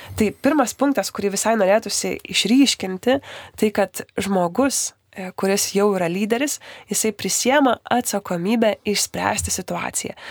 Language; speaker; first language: Lithuanian; native; Lithuanian